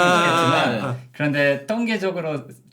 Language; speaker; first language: Korean; non-native, learner; Portuguese